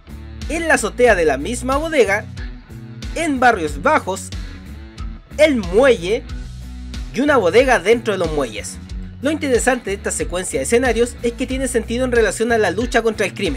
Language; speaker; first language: Spanish; native; Spanish